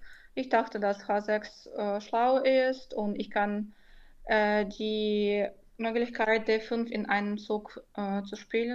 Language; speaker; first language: German; non-native, fluent; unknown